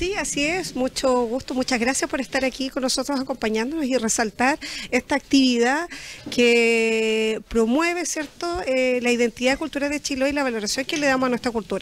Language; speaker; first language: Spanish; native; Spanish